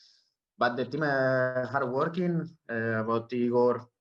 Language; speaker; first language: English; non-native, learner; Spanish